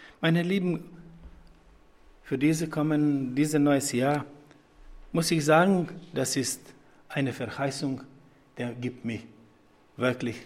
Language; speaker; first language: German; non-native, fluent; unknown